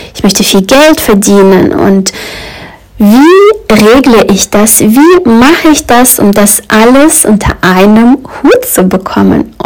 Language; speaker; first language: German; early bilingual, other home language; Russian